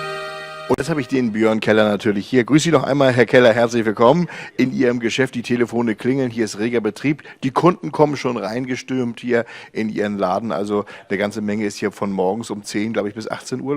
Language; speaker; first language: German; native; German